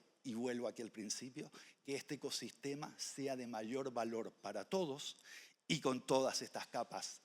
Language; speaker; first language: Spanish; native; Spanish